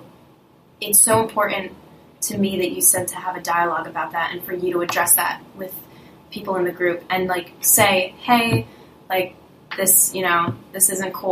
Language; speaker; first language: English; early bilingual, other home language; Russian